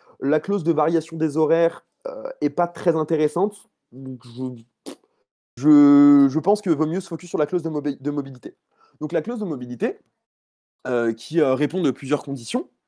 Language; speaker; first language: French; native; French